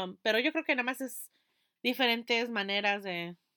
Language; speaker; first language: Spanish; early bilingual, heritage; Spanish